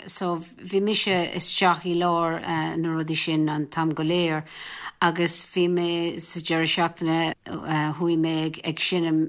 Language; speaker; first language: Irish; non-native, local second language; English